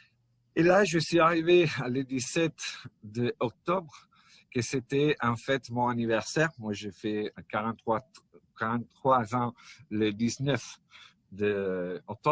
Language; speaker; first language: French; non-native, fluent; Italian